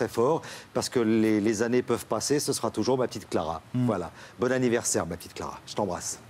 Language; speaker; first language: French; native; French